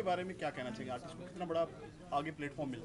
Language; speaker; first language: Hindi; native; Hindi